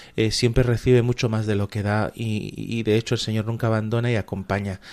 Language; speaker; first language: Spanish; native; Spanish